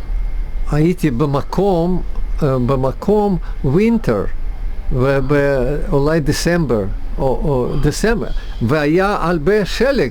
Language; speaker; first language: Hebrew; non-native, learner; Russian